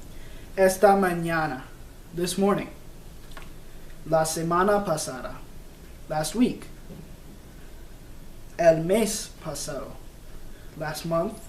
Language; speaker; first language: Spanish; non-native, learner; English